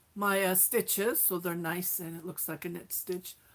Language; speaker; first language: English; native; English